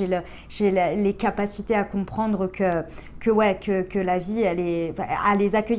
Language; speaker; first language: French; native; French